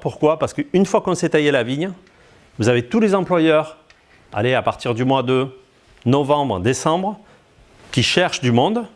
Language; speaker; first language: French; native; French